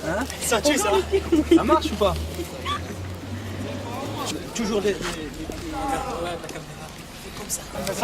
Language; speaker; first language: French; non-native, learner; Arabic